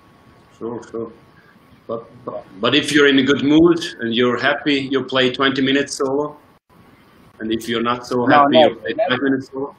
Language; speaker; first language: English; non-native, fluent; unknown